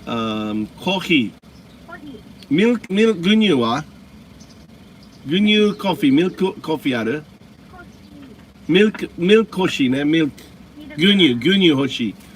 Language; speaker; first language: Japanese; non-native, learner; English